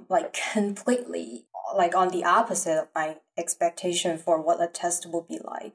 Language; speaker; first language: English; non-native, fluent; Chinese